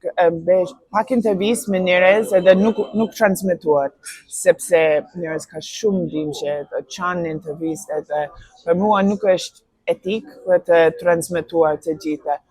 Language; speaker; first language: Albanian; non-native, learner; English